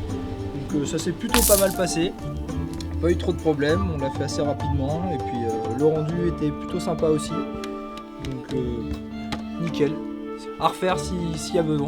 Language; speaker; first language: French; native; French